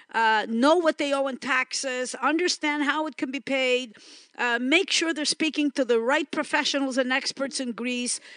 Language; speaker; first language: English; early bilingual, other home language; Greek